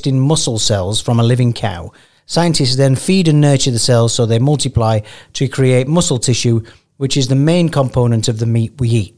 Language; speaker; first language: English; native; English